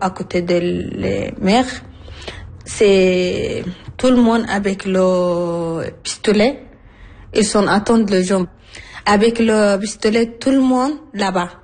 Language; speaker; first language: French; non-native, learner; Arabic